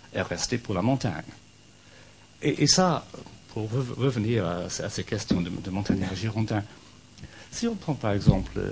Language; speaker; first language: French; non-native, fluent; English